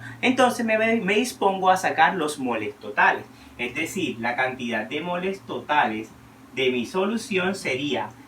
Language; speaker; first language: Spanish; native; Spanish